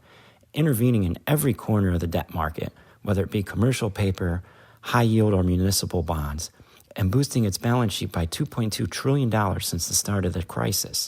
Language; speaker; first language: English; native; English